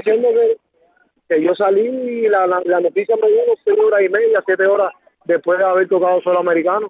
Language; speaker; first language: Spanish; native; Spanish